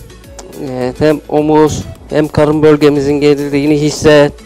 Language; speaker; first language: Turkish; native; Turkish